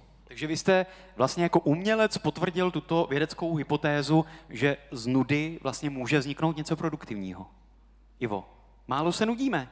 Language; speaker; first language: Czech; native; Czech